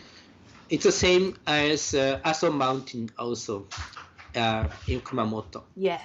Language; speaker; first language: English; non-native, fluent; Japanese